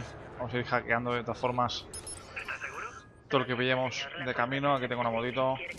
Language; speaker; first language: Spanish; native; Spanish